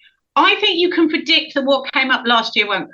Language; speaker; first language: English; native; English